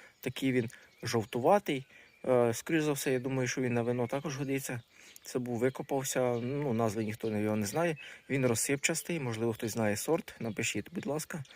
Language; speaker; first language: Ukrainian; non-native, local second language; Russian